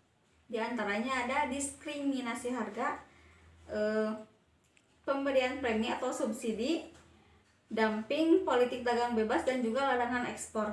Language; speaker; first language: Indonesian; native; Indonesian